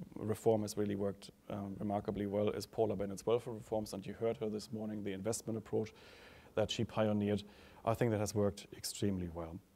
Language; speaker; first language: English; non-native, fluent; German